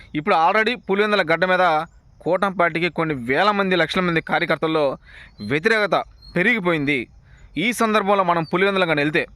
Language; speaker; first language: Telugu; native; Telugu